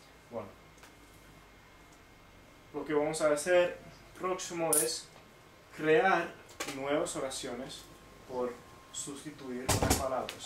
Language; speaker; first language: Spanish; non-native, fluent; English